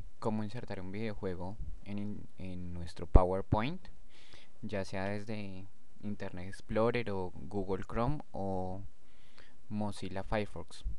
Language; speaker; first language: Spanish; native; Spanish